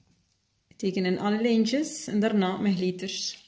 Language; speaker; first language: Dutch; non-native, fluent; Spanish